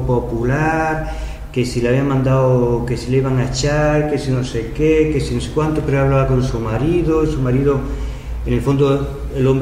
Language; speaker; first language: Spanish; native; Spanish